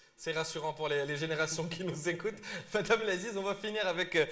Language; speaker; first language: French; non-native, local second language; Arabic